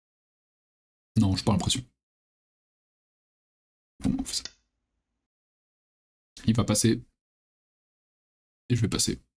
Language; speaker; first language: French; native; French